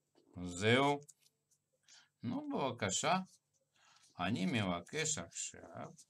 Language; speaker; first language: Hebrew; non-native, fluent; Russian